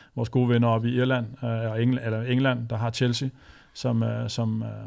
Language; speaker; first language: Danish; native; Danish